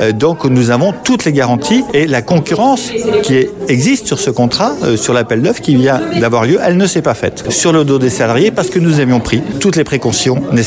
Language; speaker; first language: French; native; French